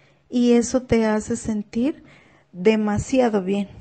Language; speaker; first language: Spanish; native; Spanish